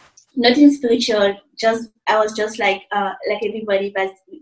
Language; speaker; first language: English; non-native, fluent; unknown